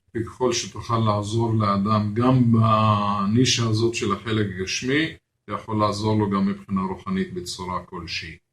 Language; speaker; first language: Hebrew; non-native, local second language; Arabic